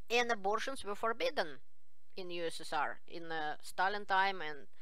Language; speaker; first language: English; non-native, fluent; Russian